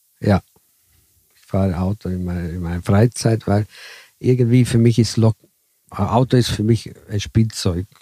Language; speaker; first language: German; early bilingual, heritage; Italian